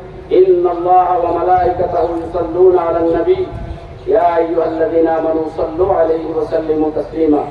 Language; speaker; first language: Arabic; non-native, fluent; Bangla